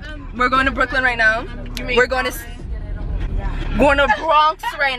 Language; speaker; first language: English; native; English